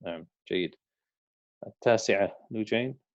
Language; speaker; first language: Arabic; non-native, fluent; English